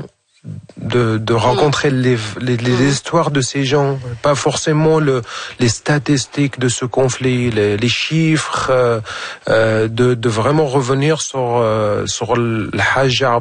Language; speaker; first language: French; non-native, fluent; Arabic